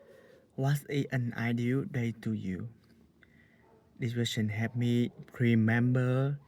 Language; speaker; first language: English; non-native, learner; Vietnamese